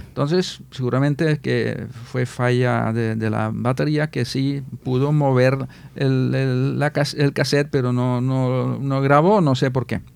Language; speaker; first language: Spanish; non-native, fluent; Dutch